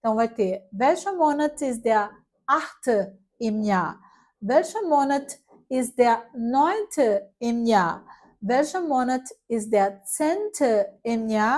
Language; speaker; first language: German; non-native, fluent; Portuguese